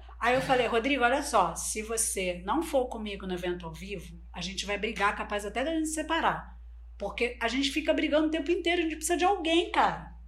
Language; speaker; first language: Portuguese; non-native, local second language; Spanish